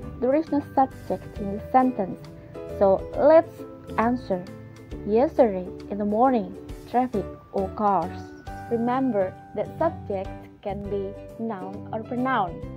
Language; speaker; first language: English; non-native, fluent; Indonesian